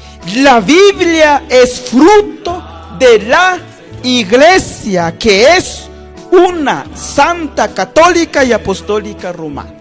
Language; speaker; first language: Spanish; non-native, local second language; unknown